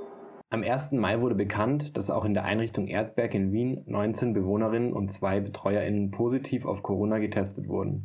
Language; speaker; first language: German; native; German